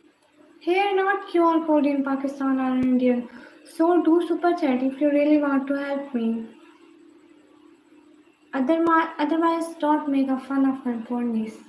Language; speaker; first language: English; non-native, learner; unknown